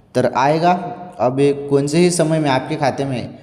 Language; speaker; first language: Hindi; non-native, local second language; Marathi